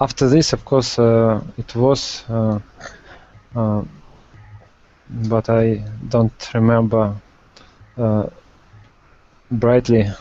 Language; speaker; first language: English; non-native, learner; Russian